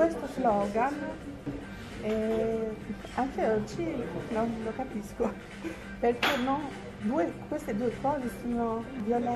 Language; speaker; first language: Italian; non-native, fluent; Albanian